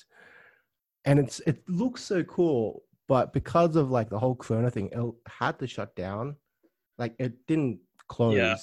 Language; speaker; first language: English; native; English